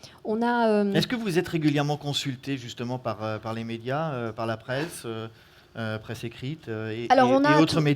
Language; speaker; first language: French; native; French